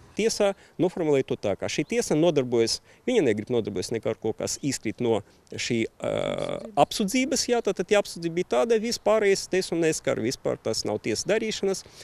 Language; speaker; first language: Latvian; non-native, local second language; Russian